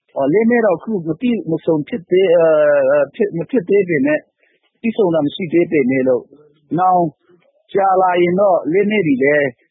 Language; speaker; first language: Burmese; non-native, local second language; Hakha Chin